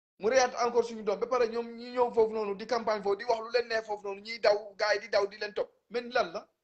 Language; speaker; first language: Wolof; non-native, local second language; Jola-Fonyi